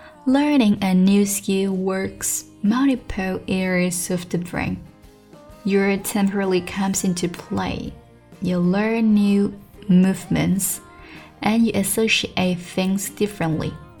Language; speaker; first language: English; non-native, fluent; Chinese